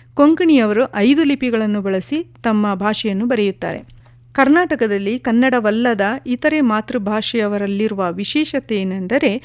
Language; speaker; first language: Kannada; non-native, local second language; Kodava